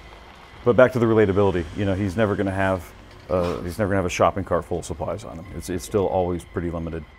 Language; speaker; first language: English; native; English